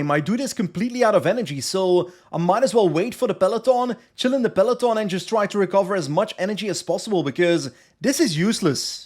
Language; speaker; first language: English; non-native, fluent; Dutch